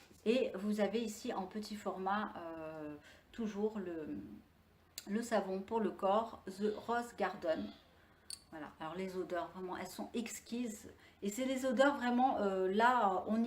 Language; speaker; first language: French; native; French